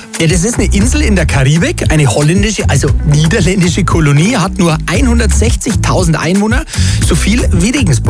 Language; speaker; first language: German; native; German